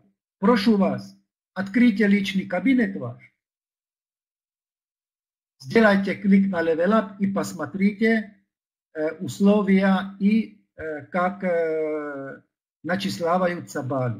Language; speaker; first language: Russian; non-native, fluent; Czech